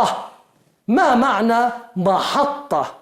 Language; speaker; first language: Arabic; non-native, fluent; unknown